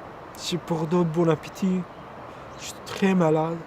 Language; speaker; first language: French; non-native, learner; Pashto